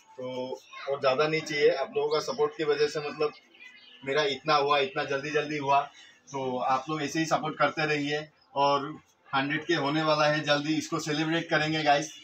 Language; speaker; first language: Hindi; native; Hindi